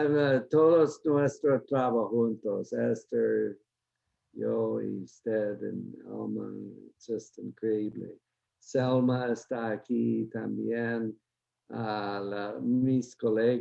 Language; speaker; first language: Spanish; non-native, learner; English